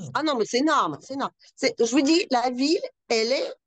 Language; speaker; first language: French; non-native, fluent; Russian